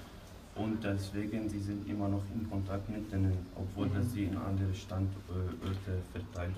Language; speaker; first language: German; non-native, fluent; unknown